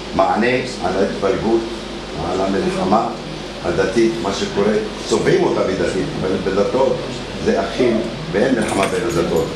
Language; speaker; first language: Hebrew; non-native, local second language; Arabic